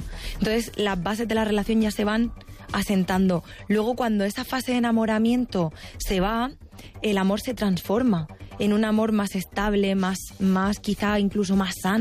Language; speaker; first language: Spanish; native; Spanish